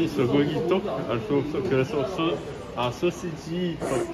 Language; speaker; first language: Korean; non-native, learner; French